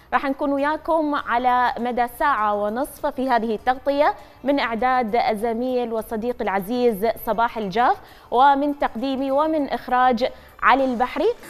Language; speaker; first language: Arabic; native; Arabic